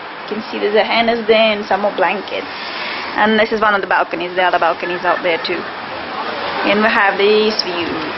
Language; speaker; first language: English; non-native, fluent; Russian